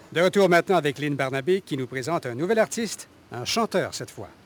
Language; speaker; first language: French; native; French